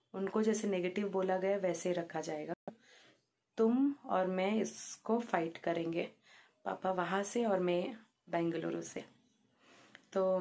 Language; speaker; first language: Hindi; non-native, local second language; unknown